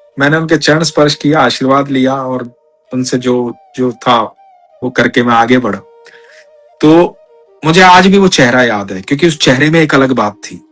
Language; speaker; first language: Hindi; native; Hindi